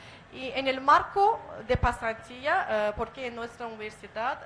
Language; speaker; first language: Spanish; non-native, fluent; Azerbaijani